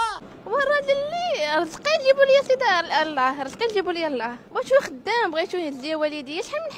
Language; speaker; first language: Arabic; native; Arabic